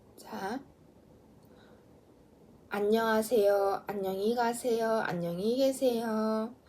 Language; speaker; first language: Korean; non-native, learner; Mongolian